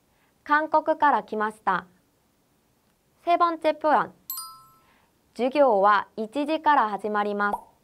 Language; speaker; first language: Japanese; non-native, fluent; Korean